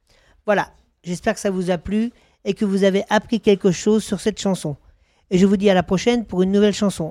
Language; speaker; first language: French; native; French